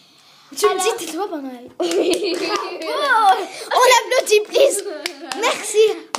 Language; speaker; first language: French; native; French